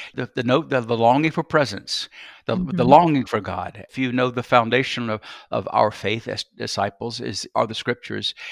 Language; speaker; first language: English; native; English